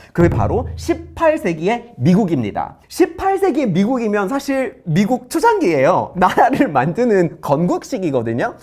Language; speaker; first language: Korean; non-native, fluent; English